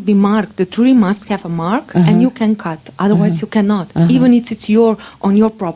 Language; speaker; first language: English; non-native, learner; Slovenian